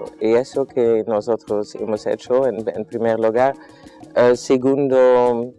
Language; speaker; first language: Spanish; non-native, fluent; Dutch